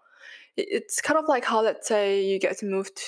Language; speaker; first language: English; non-native, local second language; Chinese